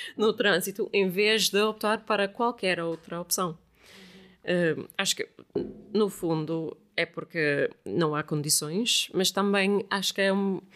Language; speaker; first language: Portuguese; non-native, fluent; English